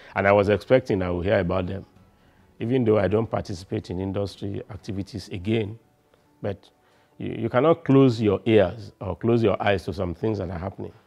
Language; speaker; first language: English; non-native, local second language; Yoruba